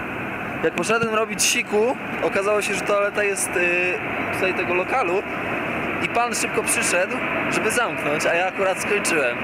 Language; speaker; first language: Polish; native; Polish